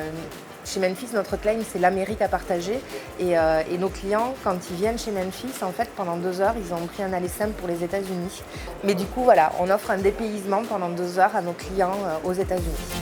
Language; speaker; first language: French; native; French